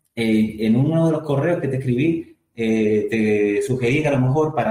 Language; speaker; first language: Spanish; native; Spanish